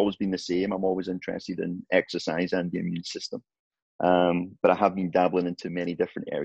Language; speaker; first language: English; native; English